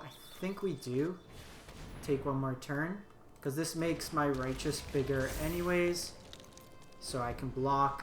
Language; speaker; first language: English; native; English